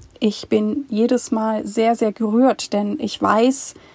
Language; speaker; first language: German; native; German